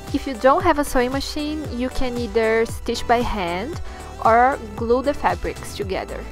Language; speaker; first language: English; non-native, learner; Portuguese